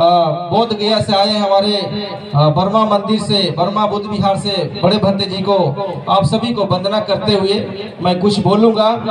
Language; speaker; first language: Hindi; native; Hindi